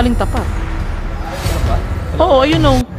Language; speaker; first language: Filipino; native; Filipino